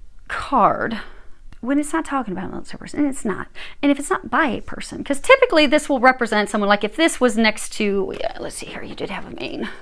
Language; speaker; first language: English; native; English